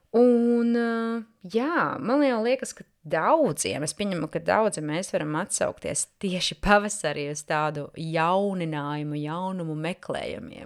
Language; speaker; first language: Latvian; native; Latvian